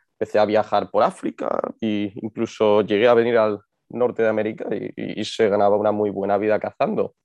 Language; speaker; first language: Spanish; non-native, fluent; English